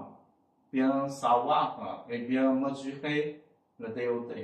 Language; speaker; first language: French; non-native, fluent; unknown